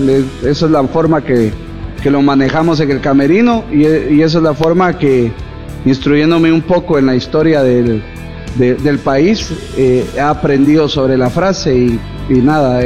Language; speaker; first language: Spanish; native; Spanish